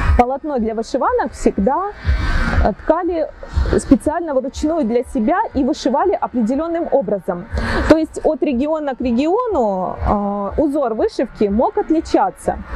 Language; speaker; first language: Russian; native; Russian